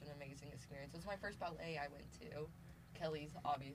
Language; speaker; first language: English; native; English